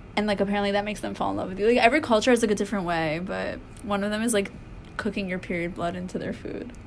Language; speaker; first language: English; native; English